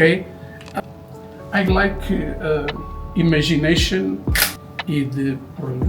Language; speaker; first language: English; non-native, learner; Portuguese